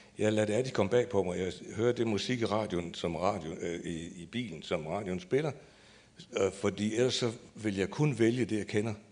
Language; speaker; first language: Danish; native; Danish